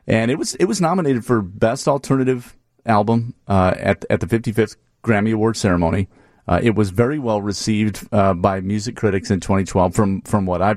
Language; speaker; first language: English; native; English